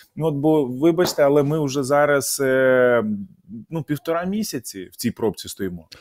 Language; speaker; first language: Ukrainian; native; Ukrainian